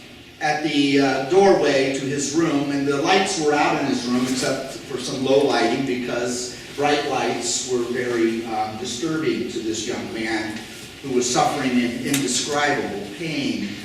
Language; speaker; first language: English; native; English